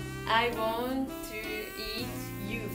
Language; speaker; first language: English; non-native, learner; Japanese